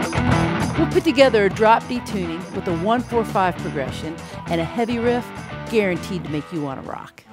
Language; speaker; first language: English; native; English